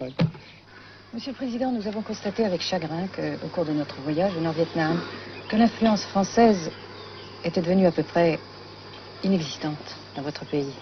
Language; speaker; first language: French; native; French